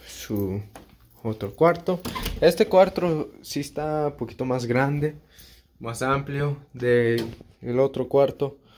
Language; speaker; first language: Spanish; early bilingual, heritage; English